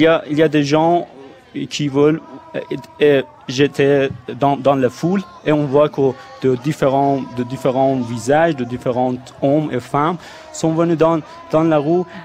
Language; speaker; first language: French; non-native, fluent; Persian